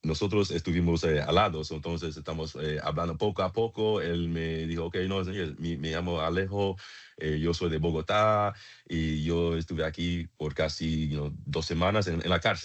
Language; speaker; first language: Spanish; non-native, learner; English